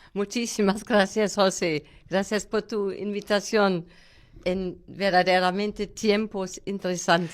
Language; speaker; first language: Spanish; non-native, fluent; German